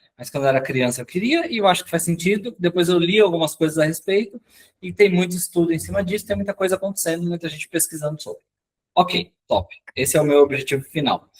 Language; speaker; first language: Portuguese; native; Portuguese